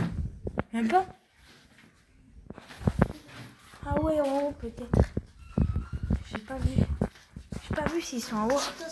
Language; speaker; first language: French; native; French